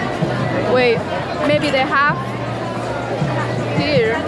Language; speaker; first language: English; non-native, learner; Indonesian